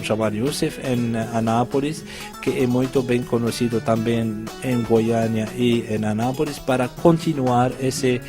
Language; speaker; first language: Portuguese; non-native, fluent; Arabic